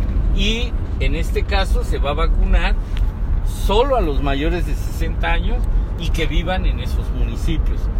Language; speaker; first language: Spanish; native; Spanish